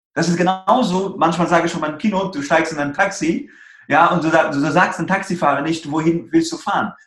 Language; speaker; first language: German; early bilingual, other home language; Persian